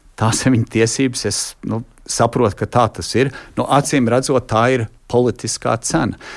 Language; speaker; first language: Latvian; early bilingual, heritage; Latvian